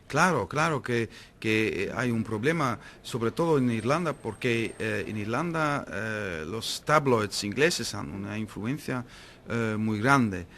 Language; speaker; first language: Spanish; non-native, fluent; Dutch